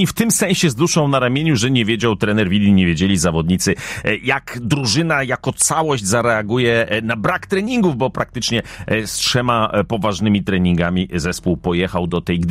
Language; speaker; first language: Polish; native; Polish